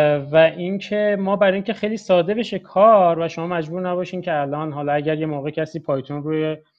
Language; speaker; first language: Persian; native; Persian